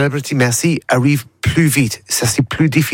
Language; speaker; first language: French; non-native, learner; English